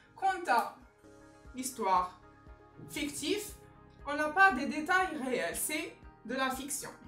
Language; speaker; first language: French; non-native, local second language; Arabic